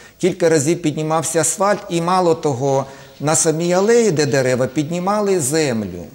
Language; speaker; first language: Ukrainian; native; Ukrainian